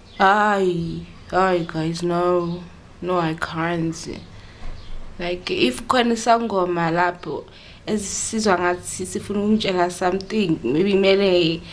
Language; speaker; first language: Zulu; native; Zulu